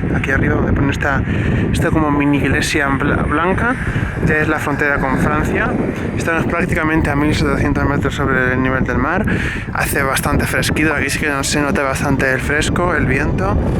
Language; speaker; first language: Spanish; native; Spanish